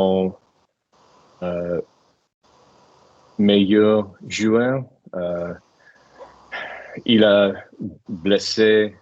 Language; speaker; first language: French; non-native, learner; English